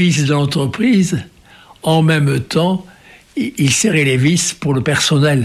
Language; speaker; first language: French; native; French